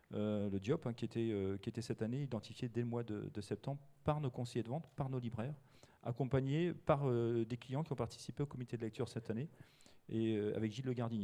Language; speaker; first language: French; native; French